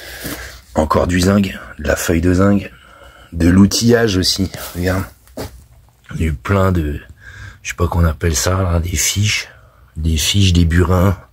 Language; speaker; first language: French; native; French